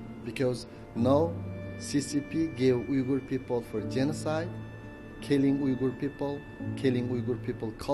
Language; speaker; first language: English; non-native, learner; Uyghur